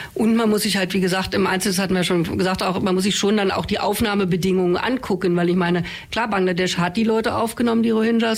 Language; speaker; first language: German; native; German